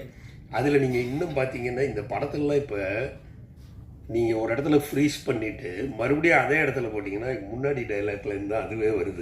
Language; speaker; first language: Tamil; native; Tamil